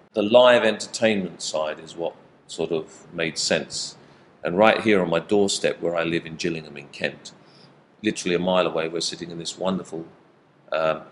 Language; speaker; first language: English; native; English